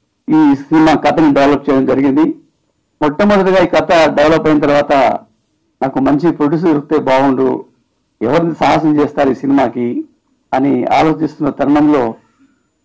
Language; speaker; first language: Telugu; native; Telugu